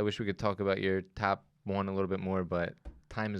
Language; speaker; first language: English; native; English